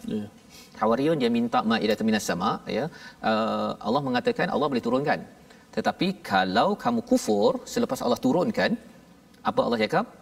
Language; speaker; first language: Malay; native; Malay